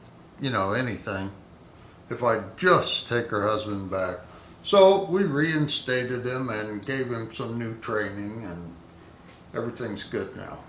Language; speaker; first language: English; native; English